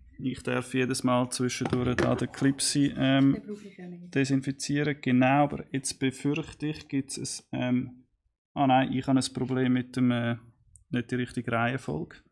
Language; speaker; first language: German; native; German